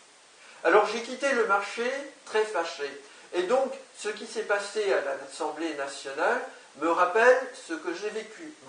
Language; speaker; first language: French; native; French